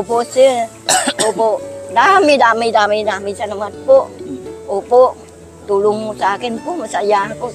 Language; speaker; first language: Filipino; non-native, learner; Vietnamese